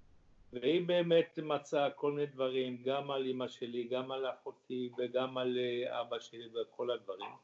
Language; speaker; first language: Hebrew; early bilingual, other home language; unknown